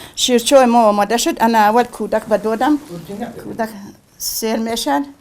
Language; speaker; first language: Tajik; non-native, local second language; Shughni